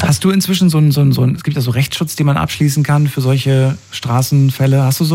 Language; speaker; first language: German; native; German